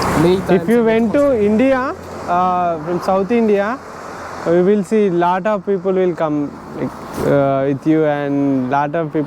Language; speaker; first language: English; non-native, local second language; Telugu